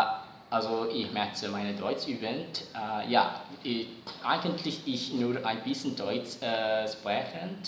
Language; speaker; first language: German; non-native, learner; Javanese